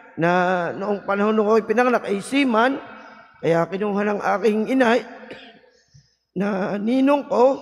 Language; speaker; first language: Filipino; native; Filipino